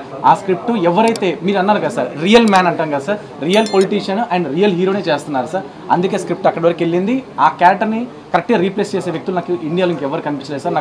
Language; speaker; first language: Telugu; native; Telugu